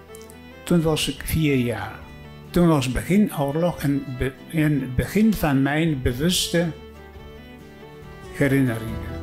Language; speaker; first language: Dutch; non-native, fluent; Polish